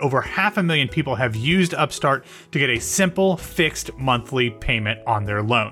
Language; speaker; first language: English; native; English